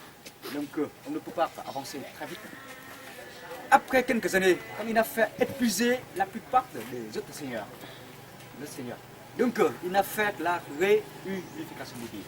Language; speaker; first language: French; non-native, fluent; Vietnamese